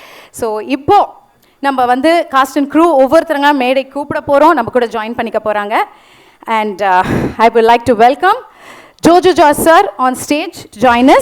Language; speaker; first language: Tamil; native; Tamil